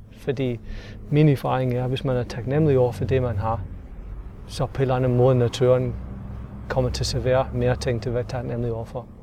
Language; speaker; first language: Danish; non-native, fluent; English